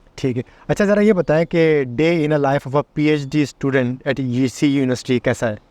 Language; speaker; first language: Urdu; native; Urdu